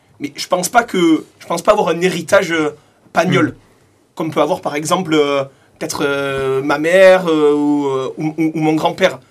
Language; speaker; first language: French; native; French